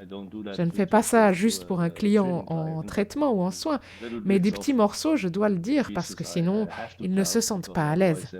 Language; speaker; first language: French; non-native, fluent; German